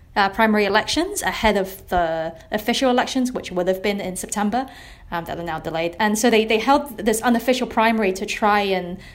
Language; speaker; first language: English; non-native, local second language; Cantonese